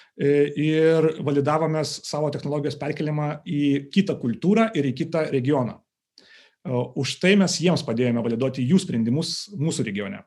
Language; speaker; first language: Lithuanian; non-native, local second language; Russian